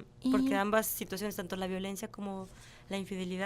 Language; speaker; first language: Spanish; native; Spanish